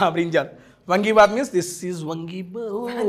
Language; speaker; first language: Telugu; native; Telugu